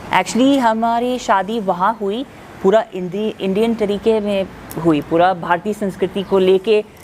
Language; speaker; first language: Hindi; non-native, fluent; English